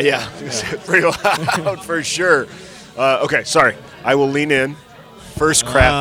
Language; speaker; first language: English; native; English